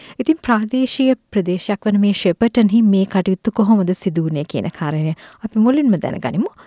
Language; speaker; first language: Sinhala; native; Sinhala